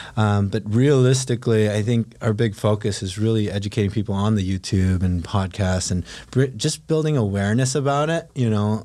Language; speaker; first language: English; non-native, local second language; Filipino